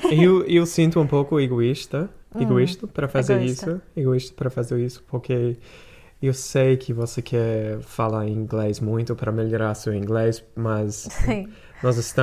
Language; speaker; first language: Portuguese; non-native, fluent; English